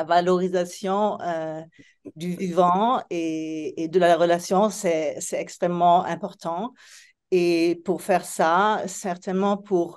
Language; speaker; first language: French; non-native, fluent; Italian